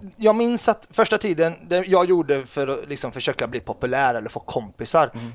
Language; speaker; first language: Swedish; early bilingual, other home language; Arabic